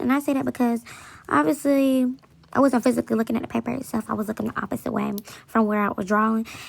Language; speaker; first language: English; native; English